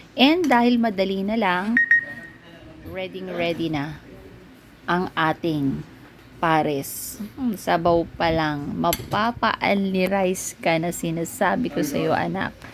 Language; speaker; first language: Filipino; non-native, local second language; Iloko